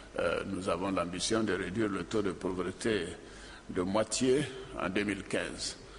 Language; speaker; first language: French; non-native, local second language; Dyula